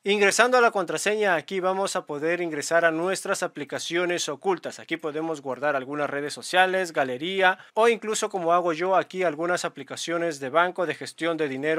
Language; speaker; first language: Spanish; native; Spanish